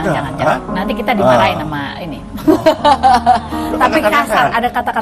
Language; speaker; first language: Indonesian; native; Indonesian